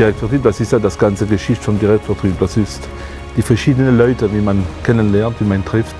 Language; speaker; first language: German; non-native, fluent; French